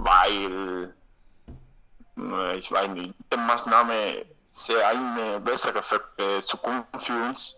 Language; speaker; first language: German; non-native, learner; Spanish